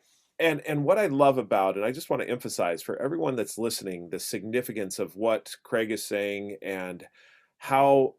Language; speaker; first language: English; native; English